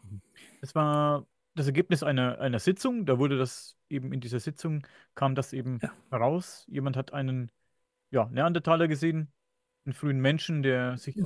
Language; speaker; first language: German; native; German